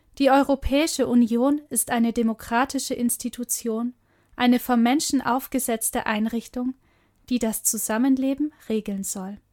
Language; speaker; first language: German; native; German